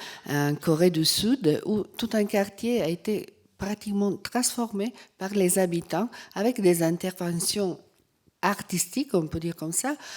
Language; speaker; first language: French; non-native, fluent; Italian